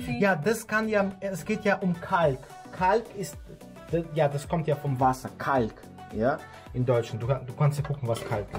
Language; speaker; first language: German; native; German